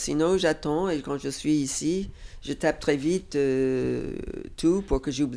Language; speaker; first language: French; non-native, fluent; English